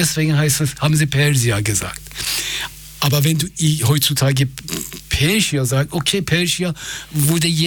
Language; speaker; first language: German; non-native, fluent; Persian